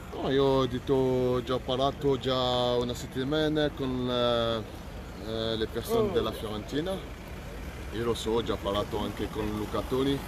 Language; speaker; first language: Italian; non-native, learner; French